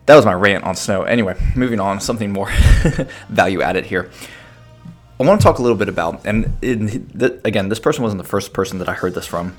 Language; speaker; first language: English; native; English